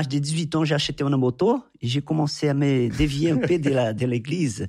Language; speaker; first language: French; non-native, fluent; Portuguese